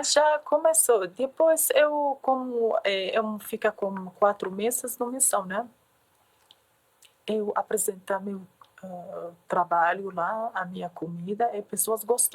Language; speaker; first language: Portuguese; non-native, learner; Arabic